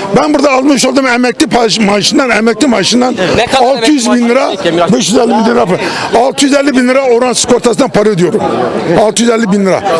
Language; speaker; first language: Turkish; native; Turkish